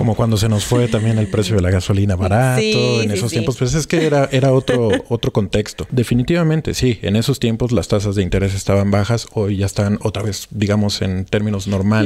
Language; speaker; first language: Spanish; native; Spanish